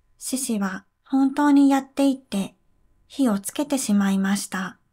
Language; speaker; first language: Japanese; native; Japanese